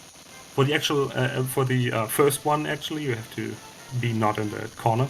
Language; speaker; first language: English; native; English